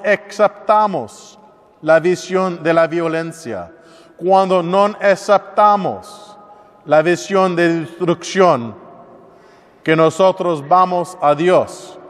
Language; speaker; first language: Spanish; non-native, learner; English